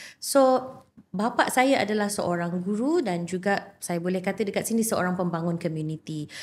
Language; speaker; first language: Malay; native; Malay